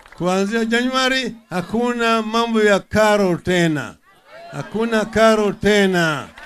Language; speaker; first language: Swahili; non-native, local second language; Luo (Kenya and Tanzania)